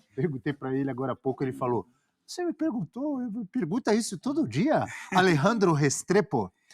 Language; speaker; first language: Portuguese; native; Portuguese